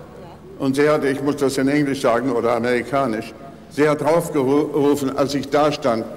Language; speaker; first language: German; non-native, fluent; English